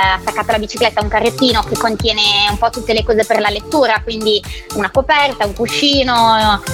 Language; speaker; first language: Italian; native; Italian